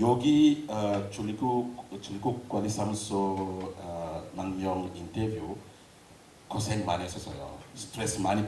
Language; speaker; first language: Korean; non-native, learner; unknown